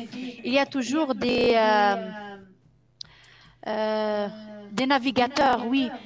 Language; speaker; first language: French; non-native, fluent; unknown